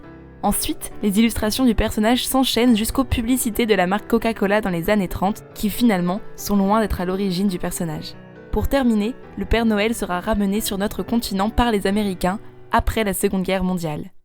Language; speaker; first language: French; native; French